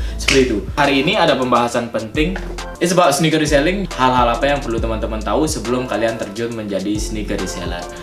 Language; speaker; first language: Indonesian; native; Indonesian